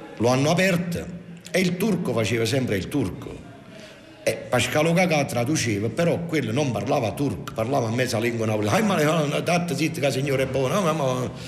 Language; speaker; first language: Italian; native; Italian